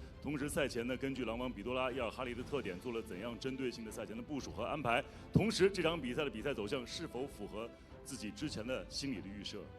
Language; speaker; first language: Chinese; native; Chinese